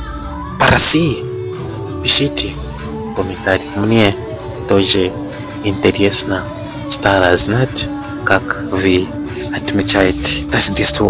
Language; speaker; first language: Russian; non-native, learner; Bemba